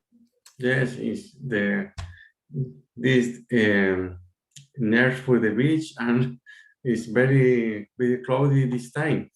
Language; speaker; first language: English; non-native, learner; Spanish